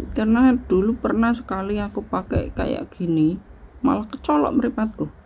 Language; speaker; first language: Indonesian; non-native, local second language; Javanese